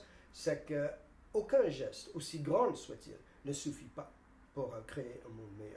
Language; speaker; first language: French; non-native, fluent; English